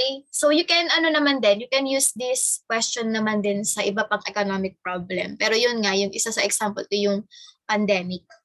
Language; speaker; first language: Filipino; native; Filipino